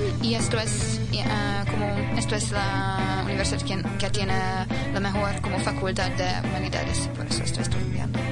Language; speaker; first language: Spanish; non-native, learner; Hungarian